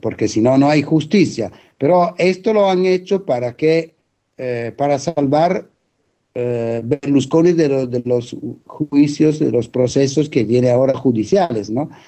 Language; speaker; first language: Spanish; non-native, fluent; Italian